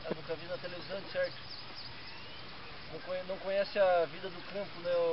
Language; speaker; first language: Portuguese; native; Portuguese